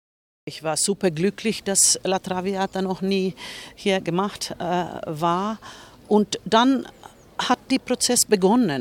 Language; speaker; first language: German; non-native, fluent; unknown